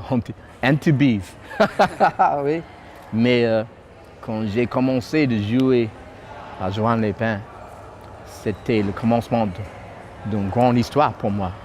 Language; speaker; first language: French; non-native, fluent; English